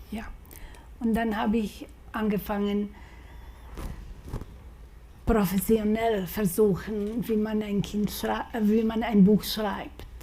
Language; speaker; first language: German; non-native, fluent; Slovak